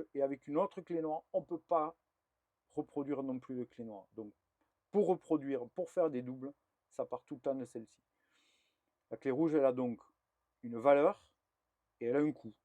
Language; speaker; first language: French; native; French